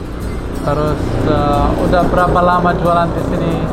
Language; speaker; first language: Indonesian; non-native, fluent; Arabic